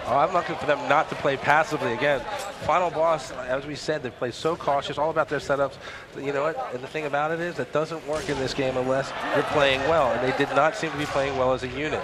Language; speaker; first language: English; native; English